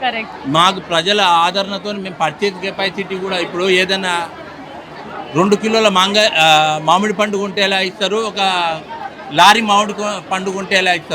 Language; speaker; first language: Telugu; native; Telugu